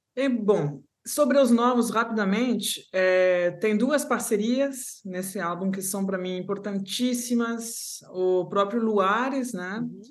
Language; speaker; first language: Portuguese; non-native, fluent; French